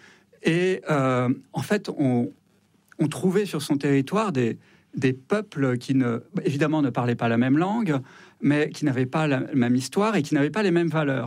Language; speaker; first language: French; native; French